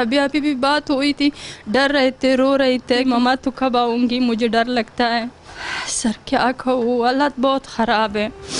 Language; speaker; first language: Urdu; non-native, learner; Pashto